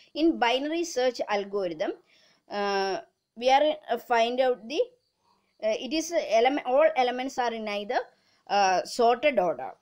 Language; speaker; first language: English; non-native, local second language; Malayalam